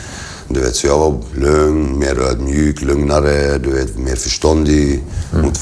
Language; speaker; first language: Swedish; early bilingual, other home language; Kurdish